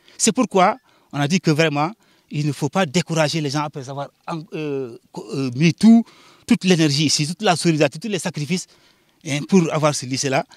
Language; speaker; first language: French; non-native, local second language; Jola-Fonyi